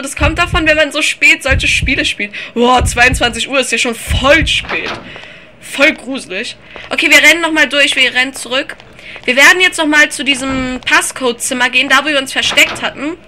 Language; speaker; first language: German; native; German